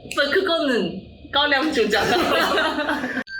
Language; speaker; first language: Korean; non-native, learner; Chinese